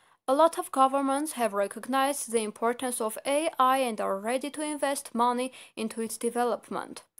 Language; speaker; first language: English; non-native, fluent; Armenian